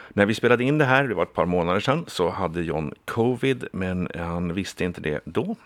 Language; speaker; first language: Swedish; early bilingual, heritage; Swedish